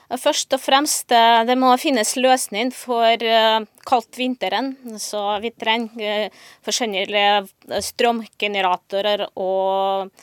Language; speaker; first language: Norwegian; non-native, fluent; Ukrainian